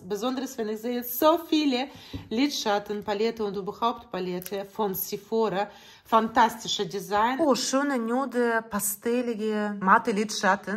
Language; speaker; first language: German; non-native, learner; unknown